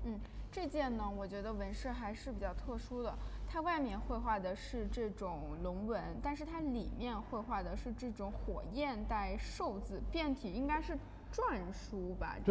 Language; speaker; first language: Chinese; native; Chinese